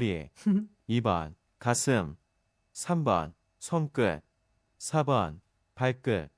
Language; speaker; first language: Korean; native; Korean